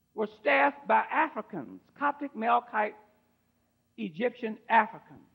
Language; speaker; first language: English; native; English